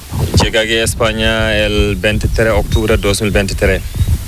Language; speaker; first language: Spanish; non-native, learner; Fula